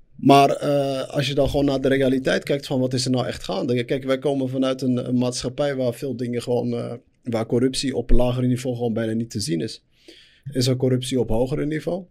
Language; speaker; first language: Dutch; early bilingual, other home language; Arabic